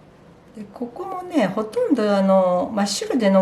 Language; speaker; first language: Japanese; native; Japanese